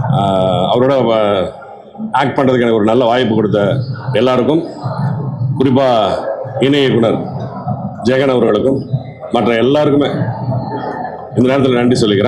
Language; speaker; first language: Tamil; native; Tamil